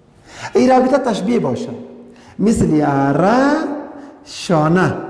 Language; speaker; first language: Persian; non-native, local second language; Pashto